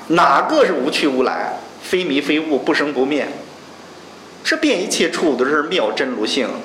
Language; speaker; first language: Chinese; native; Chinese